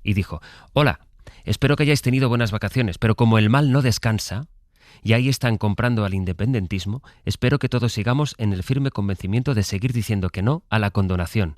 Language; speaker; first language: Spanish; native; Spanish